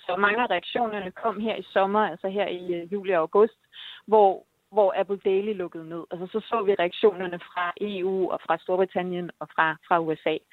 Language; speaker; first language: Danish; native; Danish